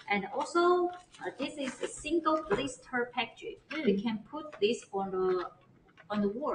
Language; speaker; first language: English; non-native, learner; Chinese